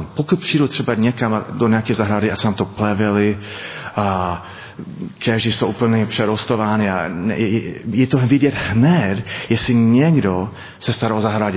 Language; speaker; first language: Czech; non-native, learner; English